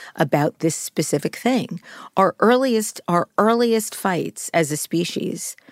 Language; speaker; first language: English; native; English